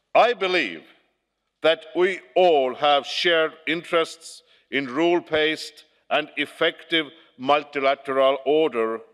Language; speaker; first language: English; non-native, fluent; Estonian